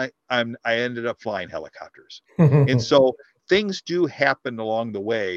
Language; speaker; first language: English; native; English